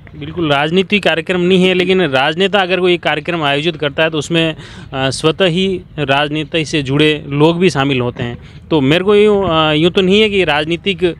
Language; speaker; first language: Hindi; native; Hindi